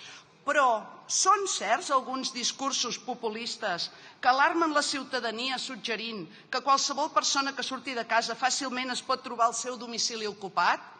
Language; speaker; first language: Catalan; native; Catalan